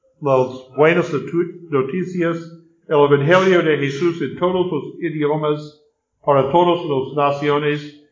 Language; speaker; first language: Spanish; non-native, learner; English